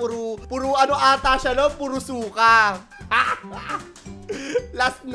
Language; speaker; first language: Filipino; native; Filipino